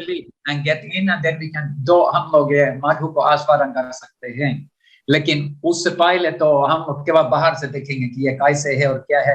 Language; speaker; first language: Hindi; non-native, learner; Finnish